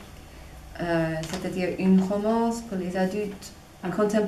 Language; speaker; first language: French; non-native, fluent; English